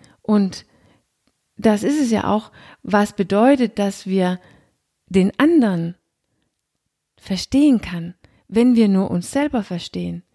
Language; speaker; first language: German; non-native, fluent; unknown